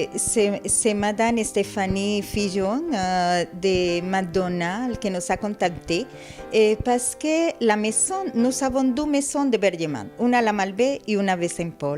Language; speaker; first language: French; non-native, fluent; Spanish